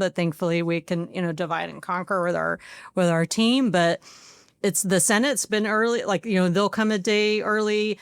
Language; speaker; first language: English; native; English